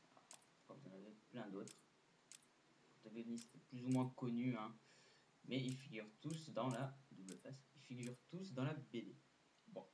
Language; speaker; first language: French; native; French